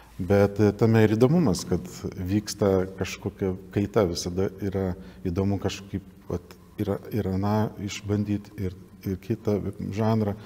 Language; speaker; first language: Lithuanian; native; Lithuanian